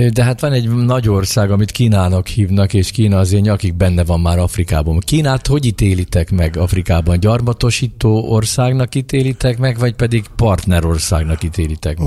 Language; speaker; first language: Hungarian; native; Hungarian